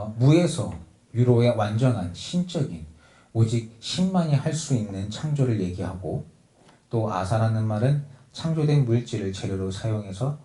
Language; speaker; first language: Korean; native; Korean